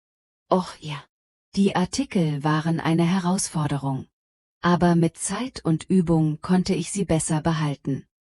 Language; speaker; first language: German; non-native, fluent; Polish